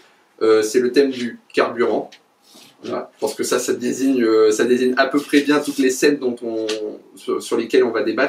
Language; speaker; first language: French; native; French